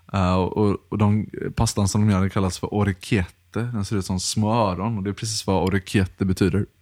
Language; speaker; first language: Swedish; early bilingual, other home language; Italian